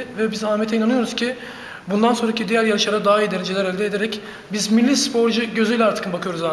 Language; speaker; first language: Turkish; native; Turkish